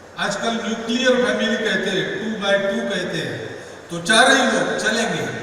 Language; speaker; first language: Hindi; non-native, local second language; Marathi